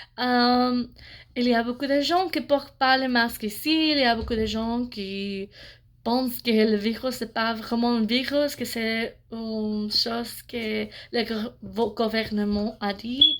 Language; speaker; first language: French; non-native, fluent; English